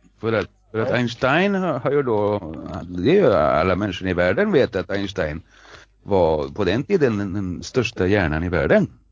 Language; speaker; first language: Swedish; non-native, fluent; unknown